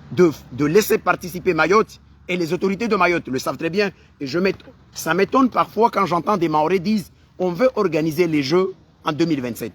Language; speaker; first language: French; non-native, local second language; Comorian